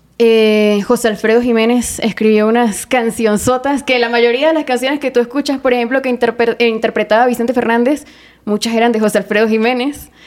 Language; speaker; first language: Spanish; native; Spanish